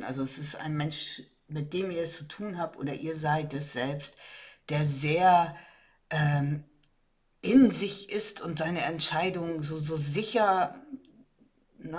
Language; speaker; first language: German; native; German